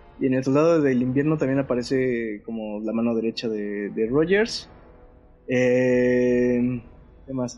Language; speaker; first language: Spanish; native; Spanish